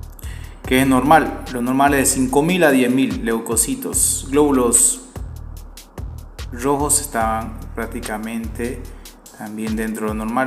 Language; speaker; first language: Spanish; native; Spanish